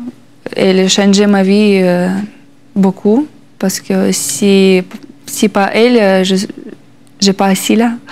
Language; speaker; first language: French; non-native, learner; Russian